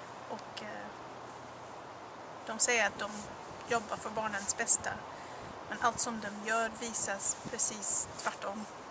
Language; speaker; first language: Swedish; non-native, learner; Arabic